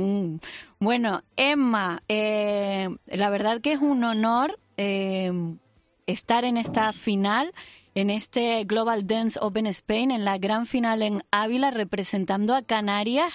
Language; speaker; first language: Spanish; native; Spanish